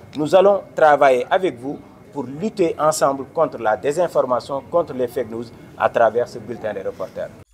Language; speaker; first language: French; non-native, local second language; Wolof